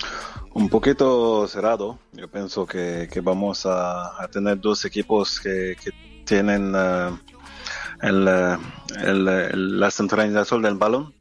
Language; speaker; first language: Spanish; non-native, fluent; French